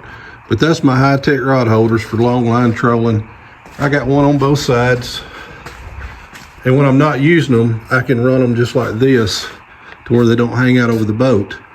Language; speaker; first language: English; native; English